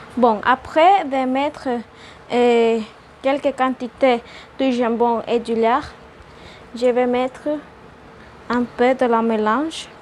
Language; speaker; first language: French; non-native, learner; Spanish